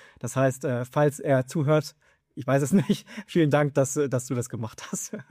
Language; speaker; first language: German; early bilingual, other home language; Vietnamese